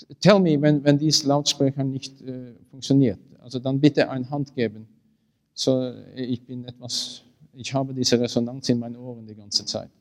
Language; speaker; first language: German; non-native, learner; Norwegian